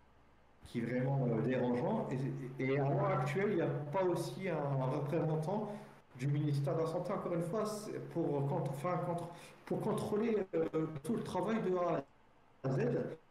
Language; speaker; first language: French; native; French